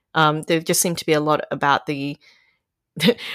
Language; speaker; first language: English; native; English